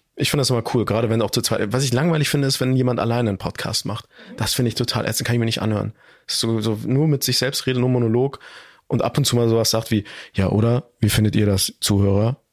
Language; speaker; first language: German; early bilingual, other home language; Turkish